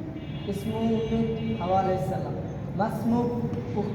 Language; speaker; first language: Arabic; non-native, learner; Bangla